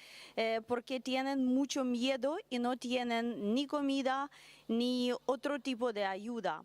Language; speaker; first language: Spanish; non-native, learner; Russian